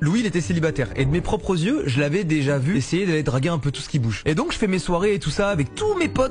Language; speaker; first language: French; native; French